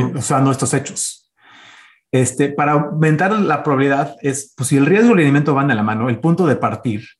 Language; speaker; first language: Spanish; early bilingual, heritage; Spanish